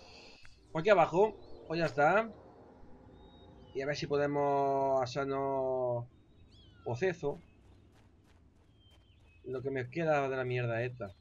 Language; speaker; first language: Spanish; native; Spanish